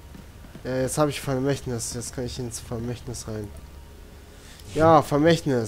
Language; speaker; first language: German; native; German